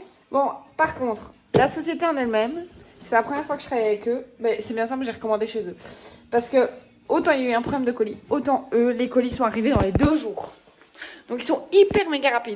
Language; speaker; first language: French; native; French